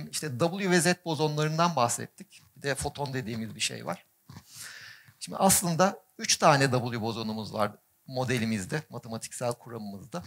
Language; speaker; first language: Turkish; native; Turkish